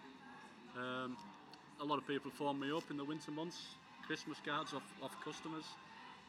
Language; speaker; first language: English; native; English